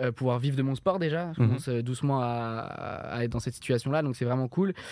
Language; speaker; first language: French; native; French